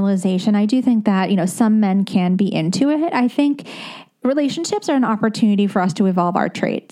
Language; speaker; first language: English; native; English